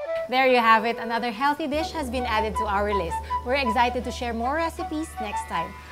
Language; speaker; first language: English; non-native, local second language; Filipino